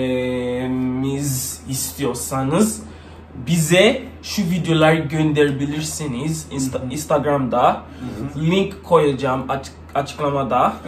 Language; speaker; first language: Turkish; non-native, learner; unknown